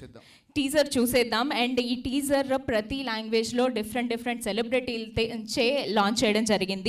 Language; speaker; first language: Telugu; native; Telugu